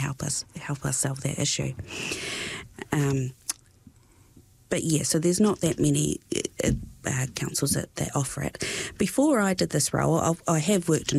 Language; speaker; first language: English; native; English